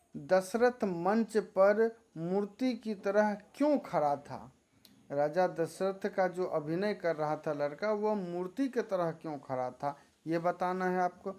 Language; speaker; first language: Hindi; native; Hindi